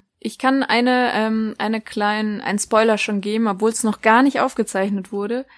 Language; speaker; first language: German; native; German